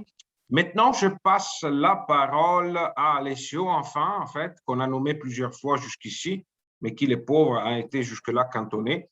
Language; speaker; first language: French; native; French